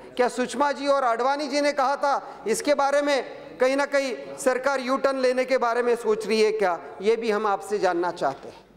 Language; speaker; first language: Hindi; non-native, local second language; Marathi